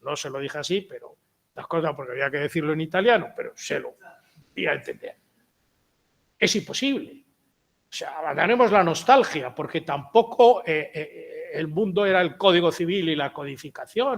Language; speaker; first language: Spanish; native; Spanish